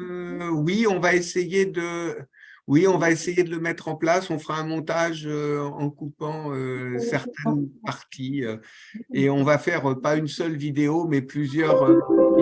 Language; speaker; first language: French; native; French